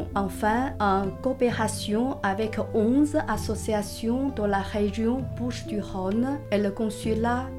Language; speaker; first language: French; non-native, fluent; Chinese